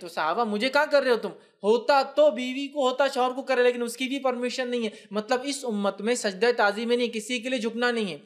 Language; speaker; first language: Urdu; native; Urdu